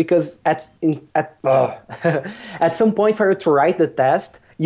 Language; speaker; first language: English; non-native, fluent; Portuguese